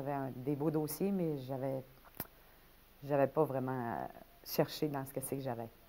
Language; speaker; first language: French; native; French